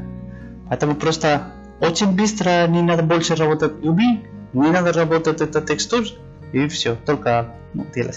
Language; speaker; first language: Russian; non-native, learner; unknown